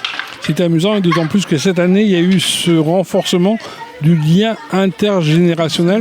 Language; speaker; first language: French; native; French